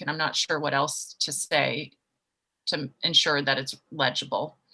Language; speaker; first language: English; native; English